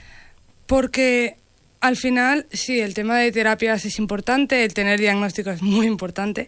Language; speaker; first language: Catalan; non-native, local second language; Spanish